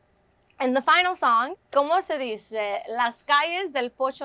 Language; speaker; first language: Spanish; early bilingual, heritage; English